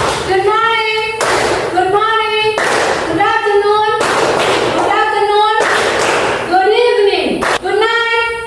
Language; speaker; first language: English; non-native, fluent; Indonesian